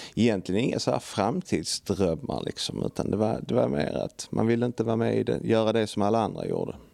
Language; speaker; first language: Swedish; native; Swedish